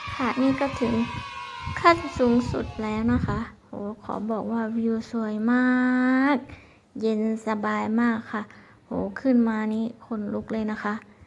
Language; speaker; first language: Thai; native; Thai